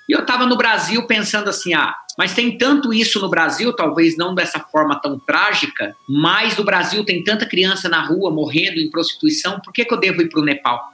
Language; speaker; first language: Portuguese; native; Portuguese